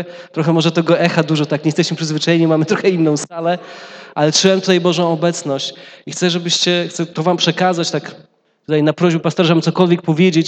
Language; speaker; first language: Polish; native; Polish